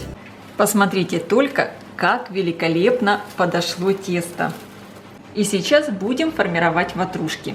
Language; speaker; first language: Russian; native; Russian